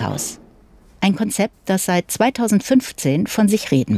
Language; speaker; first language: German; native; German